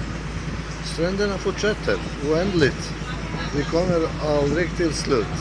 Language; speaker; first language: Swedish; non-native, fluent; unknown